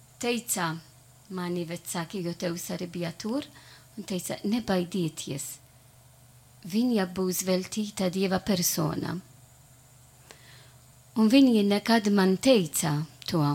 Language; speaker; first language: Latvian; non-native, learner; Italian